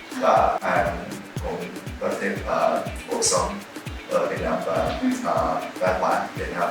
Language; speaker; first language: Vietnamese; non-native, learner; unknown